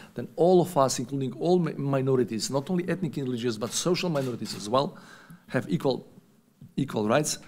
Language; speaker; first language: English; non-native, fluent; Macedonian